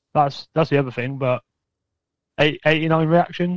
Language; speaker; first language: English; native; English